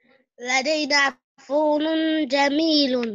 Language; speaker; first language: Arabic; non-native, learner; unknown